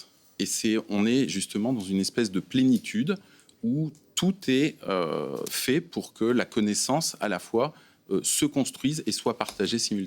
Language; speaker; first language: French; native; French